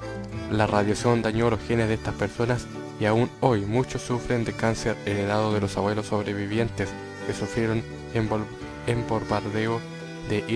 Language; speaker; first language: Spanish; native; Spanish